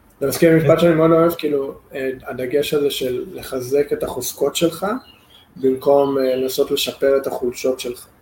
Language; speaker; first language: Hebrew; non-native, fluent; English